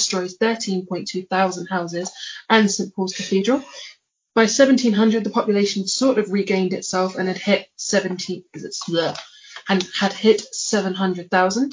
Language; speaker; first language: English; native; English